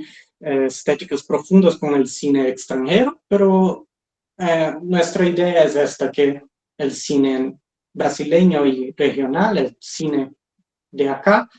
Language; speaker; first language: Spanish; non-native, fluent; Portuguese